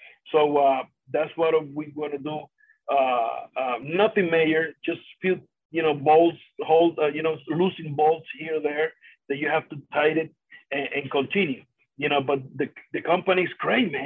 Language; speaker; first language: English; non-native, fluent; Spanish